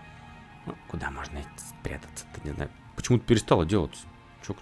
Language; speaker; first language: Russian; native; Russian